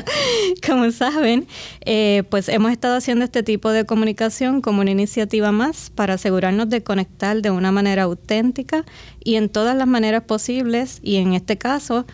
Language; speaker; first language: Spanish; native; Spanish